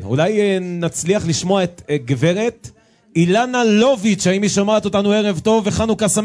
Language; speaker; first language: Hebrew; native; Hebrew